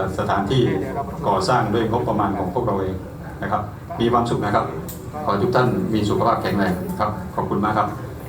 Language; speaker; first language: Thai; native; Thai